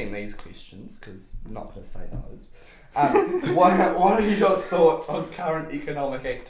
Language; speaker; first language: English; native; English